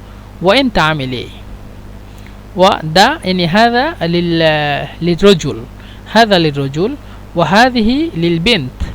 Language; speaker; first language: Arabic; non-native, fluent; Bangla